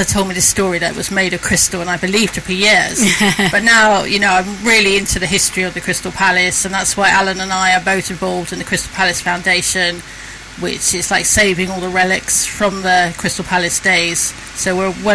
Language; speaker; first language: English; native; English